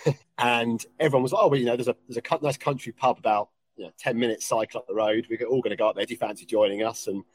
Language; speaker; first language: English; native; English